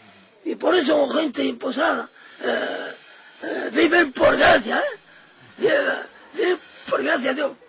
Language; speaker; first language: Spanish; non-native, learner; Riffian